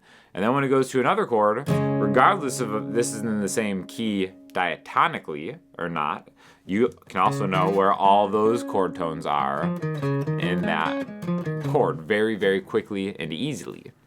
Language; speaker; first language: English; native; English